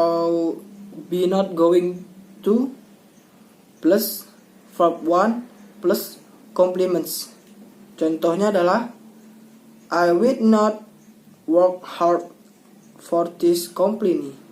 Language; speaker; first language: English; non-native, learner; Indonesian